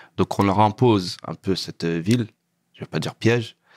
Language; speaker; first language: French; native; French